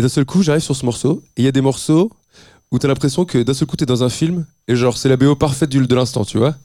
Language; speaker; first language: French; native; French